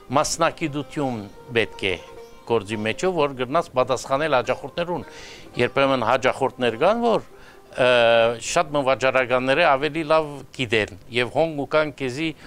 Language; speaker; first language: Armenian; early bilingual, heritage; Armenian